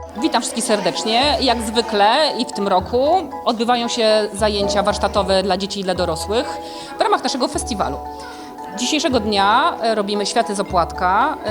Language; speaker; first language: Polish; native; Polish